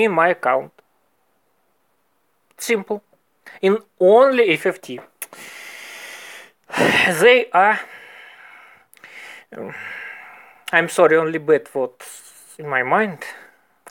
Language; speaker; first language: English; non-native, learner; Russian